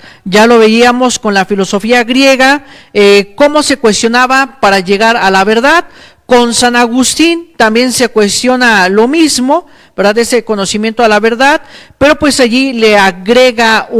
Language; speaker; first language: Spanish; native; Spanish